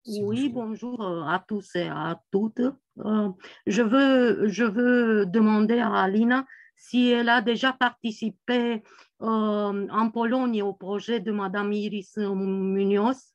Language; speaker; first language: French; non-native, fluent; Romanian